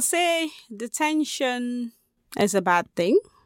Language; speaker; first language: English; non-native, local second language; Krio